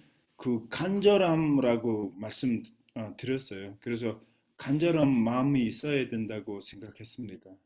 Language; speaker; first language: Korean; non-native, fluent; Mongolian